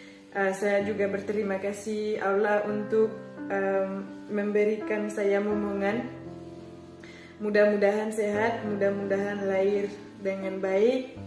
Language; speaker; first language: Indonesian; non-native, fluent; French